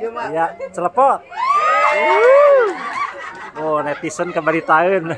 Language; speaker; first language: Indonesian; non-native, local second language; Sundanese